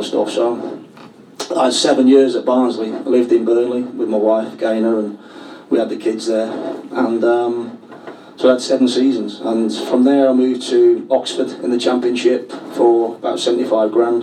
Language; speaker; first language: English; native; English